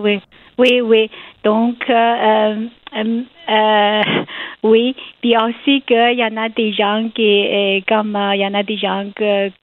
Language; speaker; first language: French; non-native, learner; Chinese